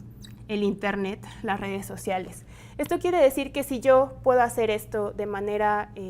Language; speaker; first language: Spanish; native; Spanish